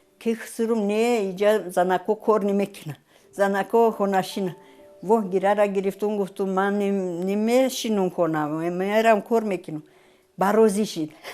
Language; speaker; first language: Tajik; non-native, fluent; Romanian